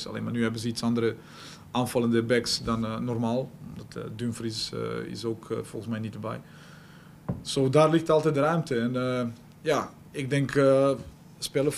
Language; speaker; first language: Dutch; non-native, fluent; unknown